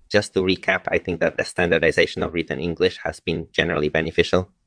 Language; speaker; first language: English; non-native, fluent; Polish